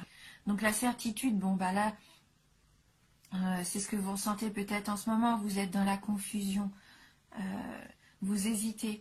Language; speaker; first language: French; native; French